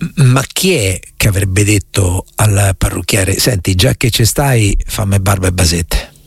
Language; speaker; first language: Italian; native; Italian